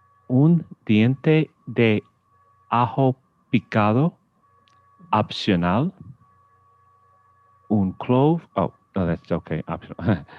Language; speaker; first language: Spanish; non-native, learner; English